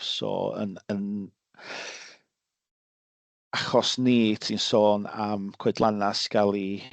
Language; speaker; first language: Welsh; native; Welsh